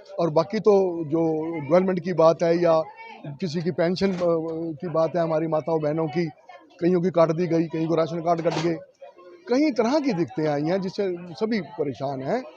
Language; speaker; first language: Hindi; native; Hindi